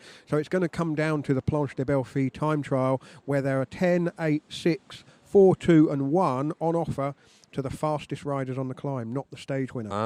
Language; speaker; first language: English; native; English